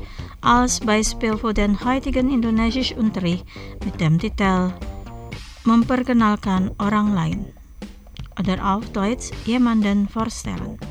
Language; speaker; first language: German; non-native, fluent; Indonesian